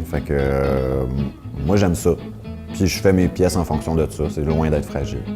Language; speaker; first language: French; native; French